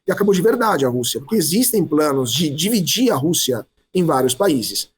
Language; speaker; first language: Portuguese; non-native, fluent; Italian